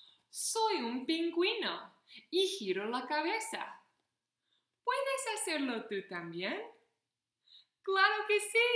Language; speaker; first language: Spanish; non-native, fluent; English